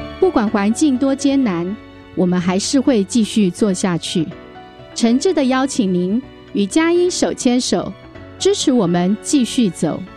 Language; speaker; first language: Chinese; native; Chinese